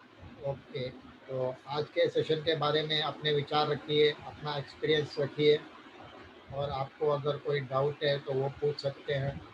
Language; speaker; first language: Hindi; native; Hindi